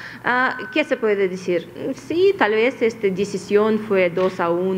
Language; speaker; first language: Spanish; non-native, fluent; Russian